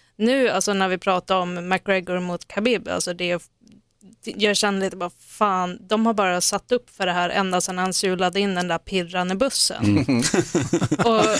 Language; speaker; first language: Swedish; native; Swedish